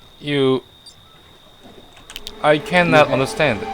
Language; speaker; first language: English; non-native, learner; Korean